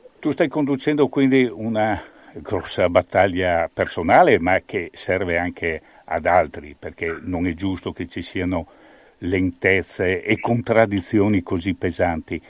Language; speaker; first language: Italian; native; Italian